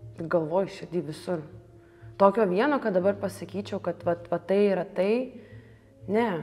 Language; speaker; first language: Lithuanian; early bilingual, other home language; Russian